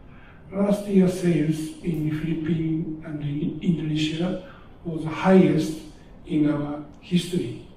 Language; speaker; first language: English; non-native, learner; Japanese